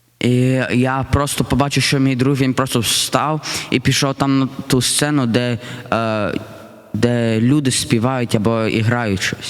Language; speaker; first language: Ukrainian; early bilingual, heritage; Ukrainian